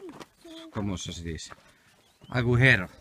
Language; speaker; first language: Spanish; non-native, learner; Finnish